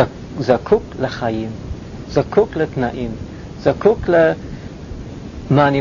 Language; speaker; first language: Hebrew; non-native, fluent; English